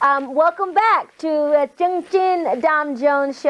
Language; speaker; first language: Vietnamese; non-native, learner; English